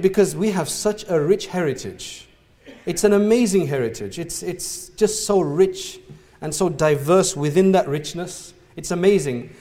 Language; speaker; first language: English; native; English